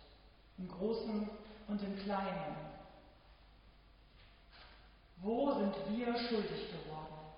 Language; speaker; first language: German; native; German